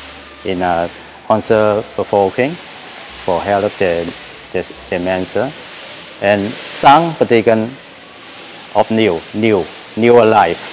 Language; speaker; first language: Dutch; non-native, learner; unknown